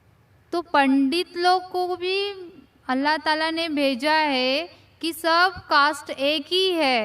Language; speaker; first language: Hindi; non-native, local second language; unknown